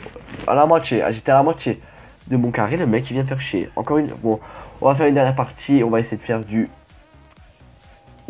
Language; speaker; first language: French; native; French